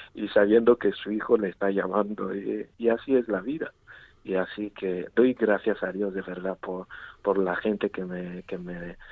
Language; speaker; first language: Spanish; non-native, fluent; Igbo